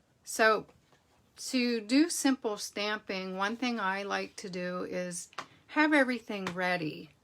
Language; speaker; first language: English; native; English